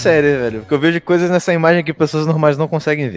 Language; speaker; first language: Portuguese; native; Portuguese